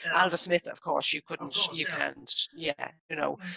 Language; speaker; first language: English; native; English